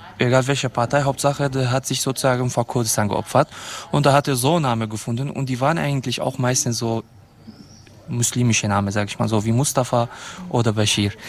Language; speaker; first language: German; non-native, fluent; Kurdish